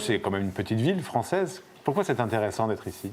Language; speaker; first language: French; native; French